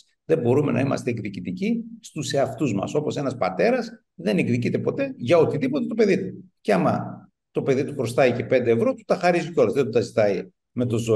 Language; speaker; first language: Greek; native; Greek